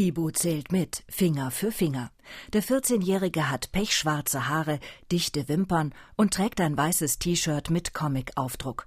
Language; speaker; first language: German; native; German